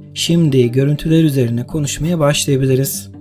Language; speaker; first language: Turkish; native; Turkish